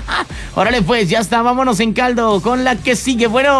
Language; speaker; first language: Spanish; native; Spanish